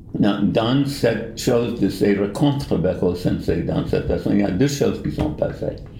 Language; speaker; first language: French; non-native, fluent; English